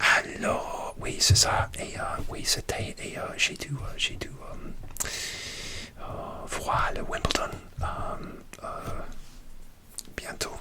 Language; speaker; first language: French; non-native, learner; English